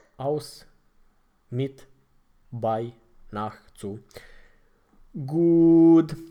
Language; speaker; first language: German; non-native, fluent; Romanian